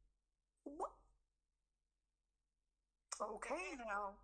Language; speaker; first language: English; native; English